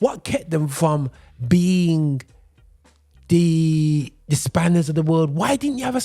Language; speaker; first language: English; native; English